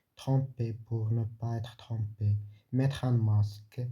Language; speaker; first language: French; non-native, local second language; Arabic